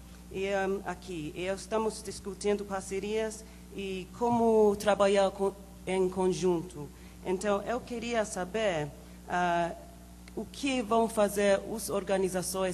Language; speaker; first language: Portuguese; non-native, learner; English